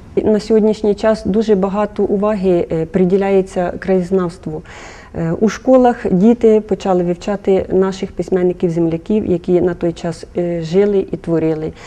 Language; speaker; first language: Ukrainian; native; Ukrainian